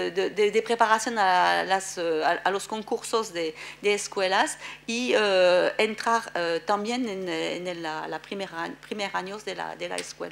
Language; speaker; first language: Spanish; non-native, fluent; French